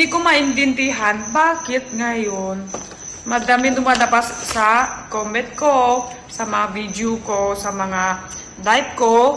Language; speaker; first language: Filipino; non-native, learner; Chinese